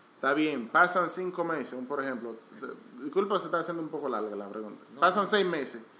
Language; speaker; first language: Spanish; native; Spanish